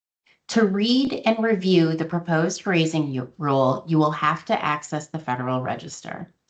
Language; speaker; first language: English; native; English